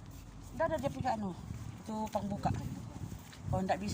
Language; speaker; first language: Indonesian; non-native, learner; Cebuano